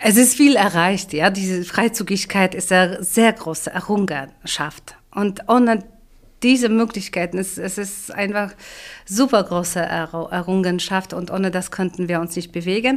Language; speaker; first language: German; non-native, fluent; Polish